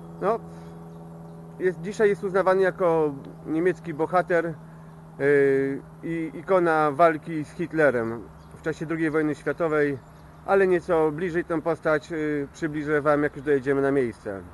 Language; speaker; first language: Polish; native; Polish